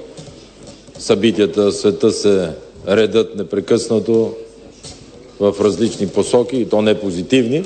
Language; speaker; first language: Bulgarian; native; Bulgarian